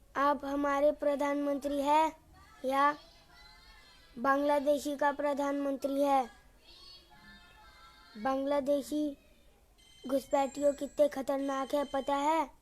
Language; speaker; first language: Hindi; non-native, local second language; Kok Borok